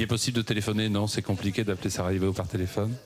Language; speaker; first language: French; native; French